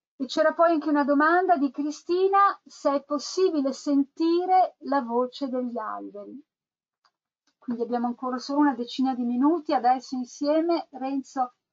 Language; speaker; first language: Italian; native; Italian